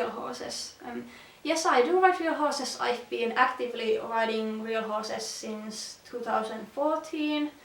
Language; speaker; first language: English; non-native, fluent; Finnish